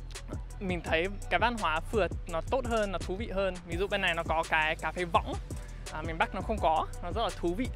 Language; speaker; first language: Vietnamese; non-native, fluent; English